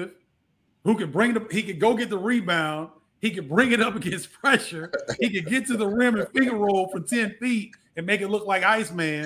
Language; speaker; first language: English; native; English